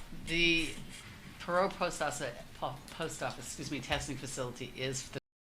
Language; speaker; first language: English; native; English